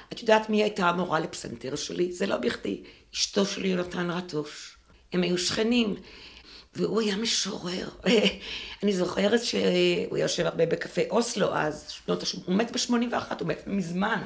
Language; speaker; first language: Hebrew; non-native, local second language; French